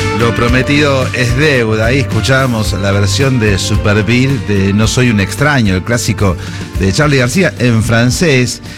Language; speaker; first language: Spanish; native; Spanish